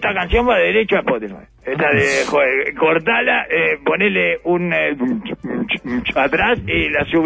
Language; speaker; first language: Spanish; native; Spanish